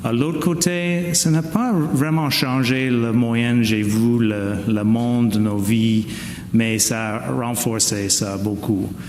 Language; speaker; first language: French; non-native, fluent; English